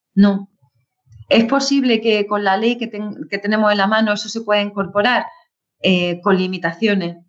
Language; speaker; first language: Spanish; native; Spanish